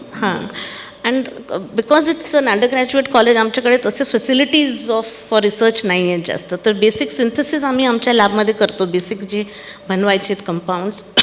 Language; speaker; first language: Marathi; non-native, local second language; Punjabi